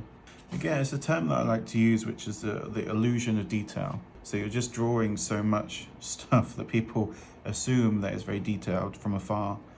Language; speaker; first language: English; native; English